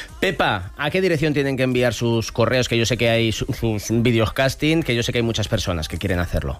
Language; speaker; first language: Spanish; native; Spanish